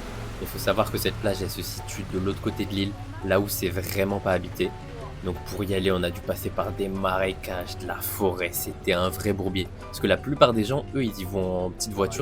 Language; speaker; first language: French; native; French